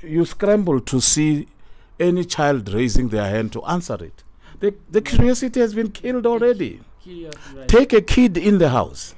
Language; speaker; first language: English; non-native, local second language; Tsonga